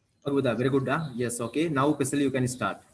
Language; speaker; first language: English; non-native, local second language; Sinhala